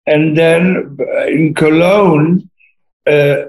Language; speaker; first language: English; non-native, fluent; German